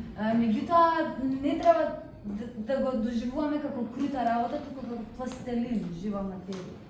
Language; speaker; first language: Macedonian; early bilingual, heritage; Macedonian